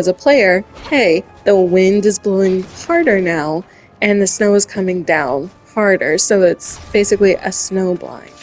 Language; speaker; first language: English; native; English